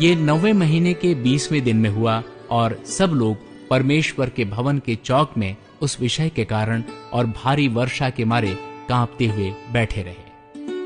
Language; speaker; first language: Hindi; native; Hindi